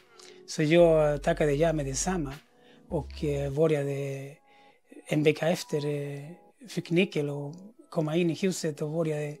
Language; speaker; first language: Swedish; non-native, fluent; Spanish